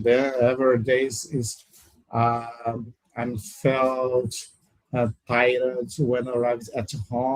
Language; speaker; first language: English; non-native, learner; Portuguese